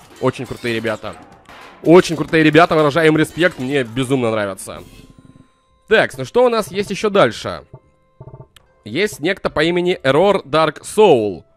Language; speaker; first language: Russian; native; Russian